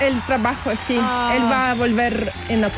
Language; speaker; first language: Spanish; non-native, learner; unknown